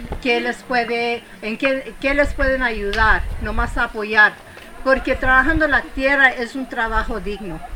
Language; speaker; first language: Spanish; early bilingual, heritage; Spanish